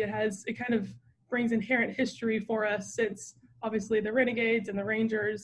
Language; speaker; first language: English; native; English